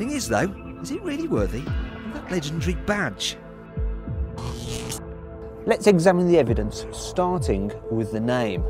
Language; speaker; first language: English; native; English